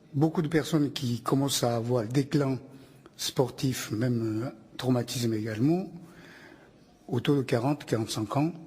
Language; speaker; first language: French; non-native, fluent; Japanese